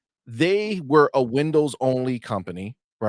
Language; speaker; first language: English; native; English